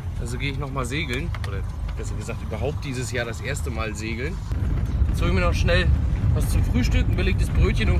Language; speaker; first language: German; native; German